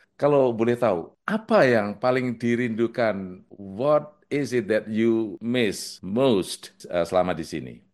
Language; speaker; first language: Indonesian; native; Indonesian